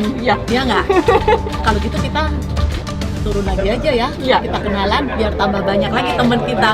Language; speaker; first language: Indonesian; native; Indonesian